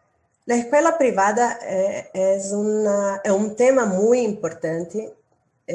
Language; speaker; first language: Spanish; non-native, learner; Portuguese